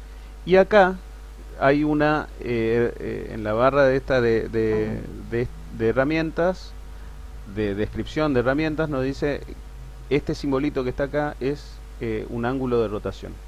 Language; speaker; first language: Spanish; native; Spanish